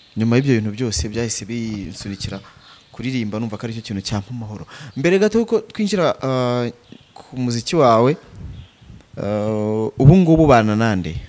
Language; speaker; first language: Kinyarwanda; native; Kinyarwanda